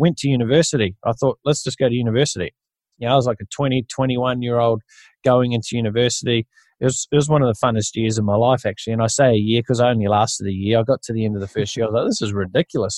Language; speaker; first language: English; native; English